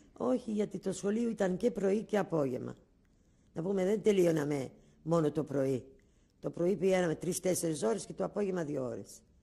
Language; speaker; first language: Greek; non-native, local second language; Ladino